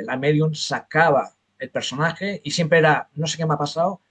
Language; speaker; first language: Spanish; native; Spanish